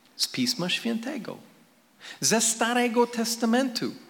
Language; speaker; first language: Polish; non-native, fluent; English